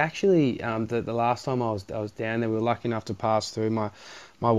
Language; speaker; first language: English; native; English